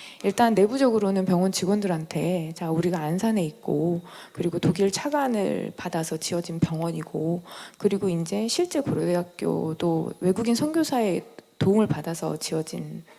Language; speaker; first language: Korean; native; Korean